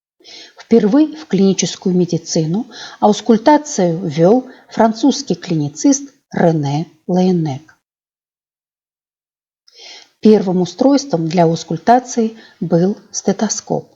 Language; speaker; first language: Russian; native; Russian